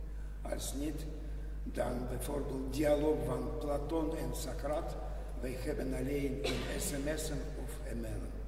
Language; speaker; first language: Dutch; non-native, learner; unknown